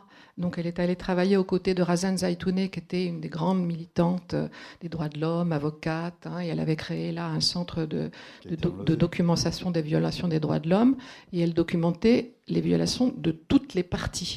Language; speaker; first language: French; native; French